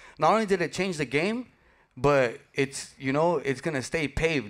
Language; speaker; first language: English; early bilingual, other home language; Spanish